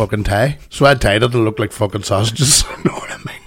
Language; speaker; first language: English; native; English